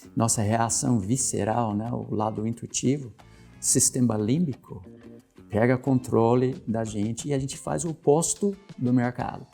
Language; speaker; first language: Portuguese; non-native, fluent; English